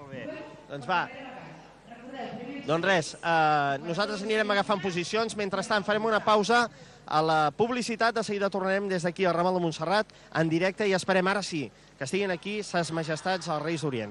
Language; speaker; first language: Catalan; native; Catalan